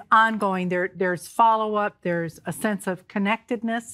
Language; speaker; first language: English; native; English